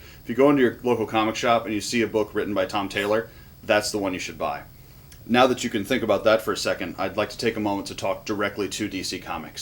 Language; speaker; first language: English; native; English